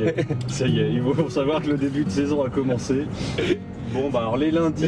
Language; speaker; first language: French; native; French